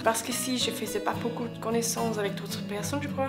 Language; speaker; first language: French; non-native, learner; Swiss German